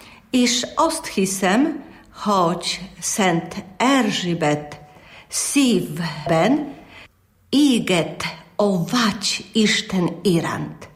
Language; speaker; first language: Hungarian; non-native, learner; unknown